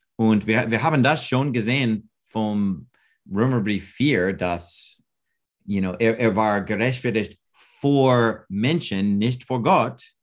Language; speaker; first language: German; non-native, learner; English